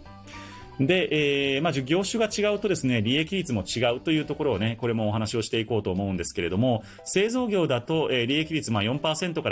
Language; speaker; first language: Japanese; native; Japanese